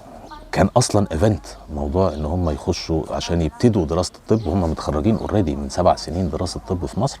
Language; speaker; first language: Arabic; native; Arabic